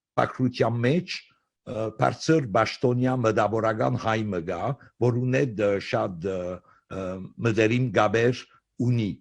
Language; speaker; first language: Armenian; early bilingual, heritage; Armenian